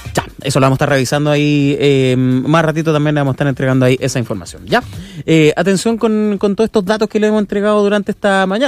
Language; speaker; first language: Spanish; native; Spanish